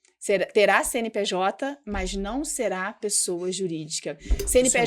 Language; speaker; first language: Portuguese; native; Portuguese